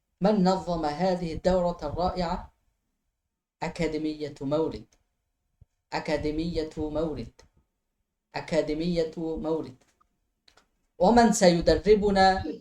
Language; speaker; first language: Arabic; non-native, fluent; Bangla